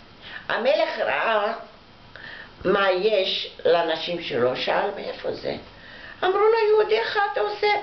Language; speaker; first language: Hebrew; non-native, fluent; Arabic